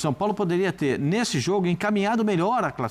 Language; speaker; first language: Portuguese; native; Portuguese